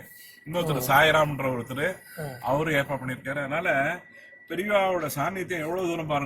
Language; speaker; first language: Tamil; native; Tamil